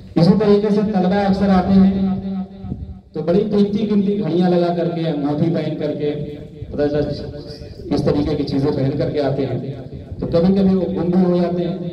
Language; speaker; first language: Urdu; native; Urdu